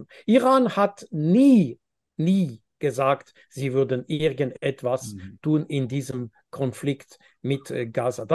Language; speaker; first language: German; non-native, fluent; French